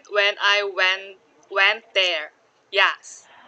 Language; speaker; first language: English; non-native, learner; Korean